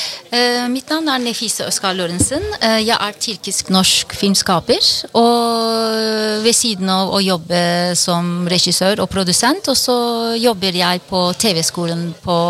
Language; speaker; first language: Norwegian; non-native, fluent; Turkish